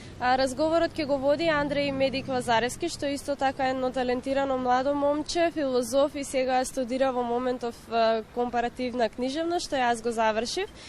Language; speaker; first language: Macedonian; native; Macedonian